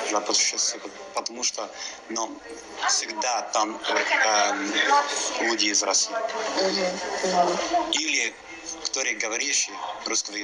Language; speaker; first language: Russian; non-native, learner; English